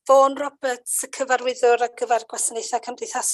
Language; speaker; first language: Welsh; native; Welsh